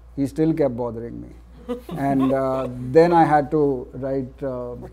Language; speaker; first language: English; non-native, local second language; Gujarati